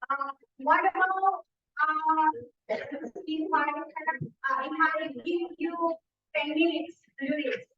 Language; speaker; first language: English; non-native, fluent; Indonesian